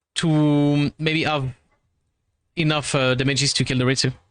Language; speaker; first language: English; non-native, fluent; French